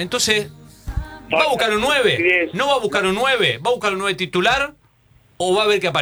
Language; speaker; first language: Spanish; native; Spanish